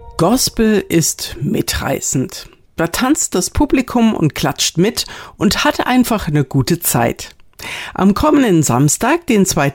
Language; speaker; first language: German; native; German